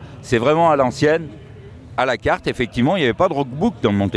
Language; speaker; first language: French; native; French